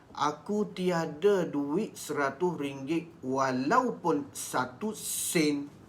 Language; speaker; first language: Malay; native; Malay